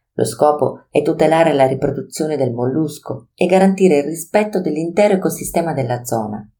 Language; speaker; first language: Italian; native; Italian